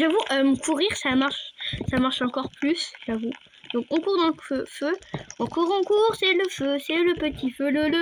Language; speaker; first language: French; native; French